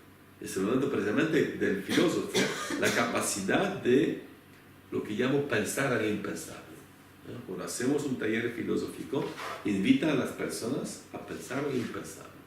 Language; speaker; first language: Spanish; non-native, fluent; French